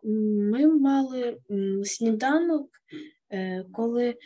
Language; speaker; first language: Ukrainian; non-native, local second language; Russian